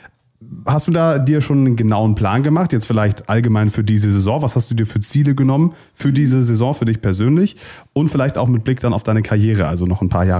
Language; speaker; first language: German; native; German